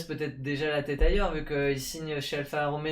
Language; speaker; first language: French; native; French